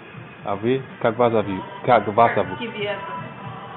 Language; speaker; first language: Russian; non-native, learner; English